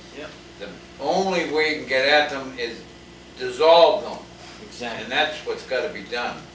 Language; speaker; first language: English; native; English